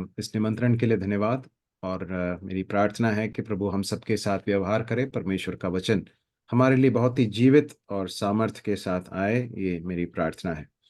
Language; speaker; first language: Hindi; native; Hindi